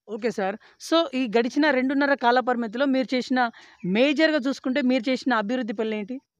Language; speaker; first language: Telugu; native; Telugu